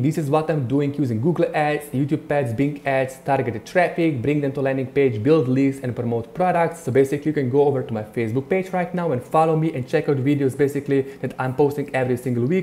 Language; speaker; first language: English; non-native, fluent; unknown